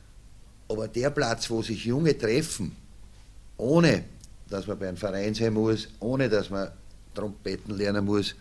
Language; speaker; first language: German; native; German